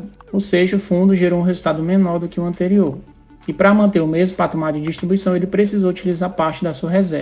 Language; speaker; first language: Portuguese; native; Portuguese